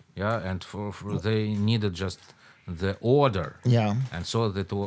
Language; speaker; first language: English; non-native, fluent; Russian